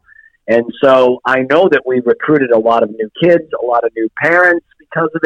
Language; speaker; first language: English; native; English